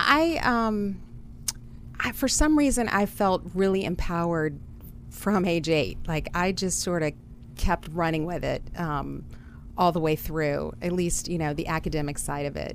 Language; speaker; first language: English; early bilingual, other home language; German